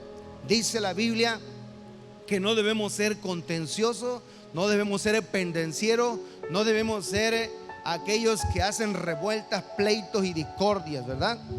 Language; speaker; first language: Spanish; native; Spanish